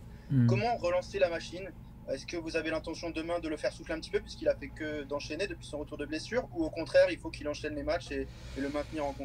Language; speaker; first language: French; native; French